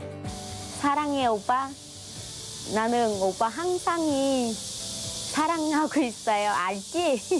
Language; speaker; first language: Korean; non-native, learner; Vietnamese